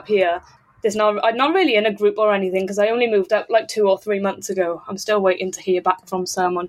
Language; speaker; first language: English; native; English